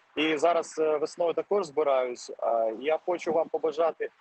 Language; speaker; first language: Ukrainian; non-native, fluent; Russian